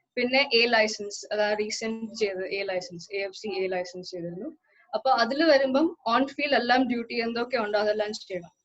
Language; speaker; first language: Malayalam; early bilingual, heritage; Malayalam